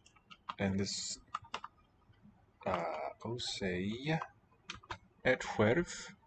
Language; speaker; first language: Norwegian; non-native, learner; English